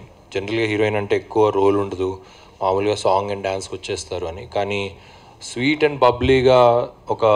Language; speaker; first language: Telugu; native; Telugu